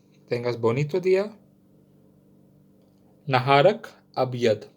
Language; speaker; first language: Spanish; non-native, learner; Sindhi